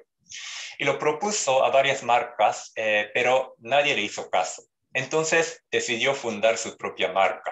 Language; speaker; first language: Spanish; non-native, fluent; Japanese